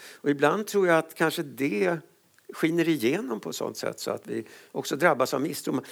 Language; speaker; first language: Swedish; native; Swedish